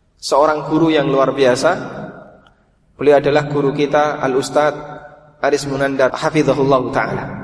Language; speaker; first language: Indonesian; non-native, local second language; Javanese